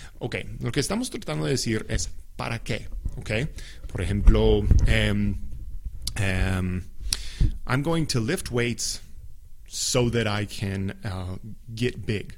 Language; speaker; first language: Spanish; non-native, fluent; English